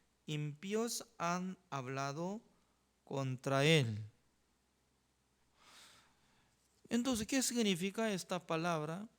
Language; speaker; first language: Spanish; non-native, learner; Korean